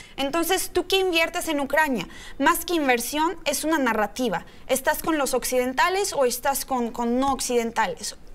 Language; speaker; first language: Spanish; non-native, fluent; Turkish